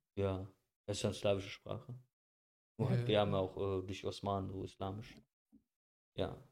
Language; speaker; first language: German; early bilingual, other home language; Bosnian